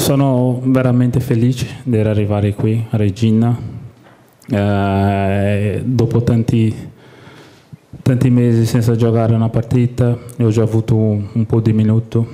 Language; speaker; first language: Italian; non-native, fluent; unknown